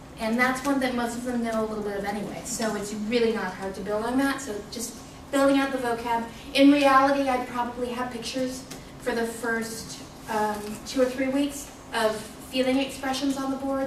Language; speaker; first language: English; native; English